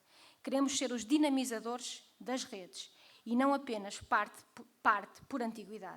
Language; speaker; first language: Portuguese; native; Portuguese